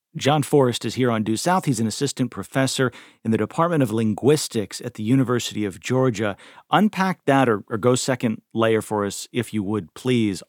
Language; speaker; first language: English; native; English